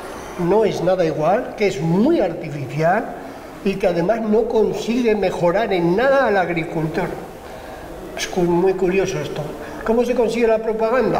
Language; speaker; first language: Spanish; native; Spanish